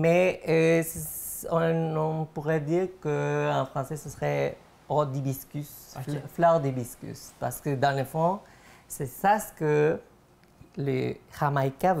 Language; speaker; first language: French; non-native, fluent; Spanish